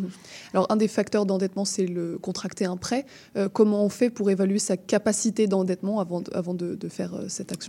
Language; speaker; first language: French; native; French